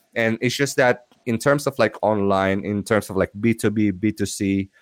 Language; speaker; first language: English; non-native, local second language; Filipino